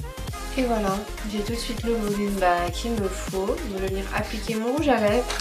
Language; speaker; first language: French; native; French